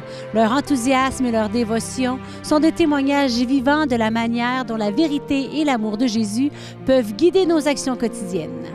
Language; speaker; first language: French; native; French